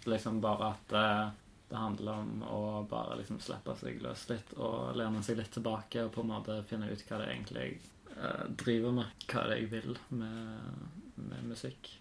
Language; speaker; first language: Norwegian; native; Norwegian